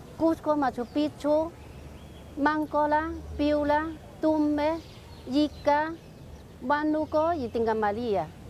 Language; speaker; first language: Spanish; non-native, learner; Cantonese